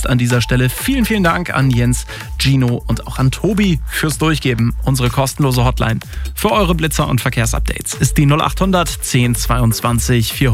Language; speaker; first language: German; native; German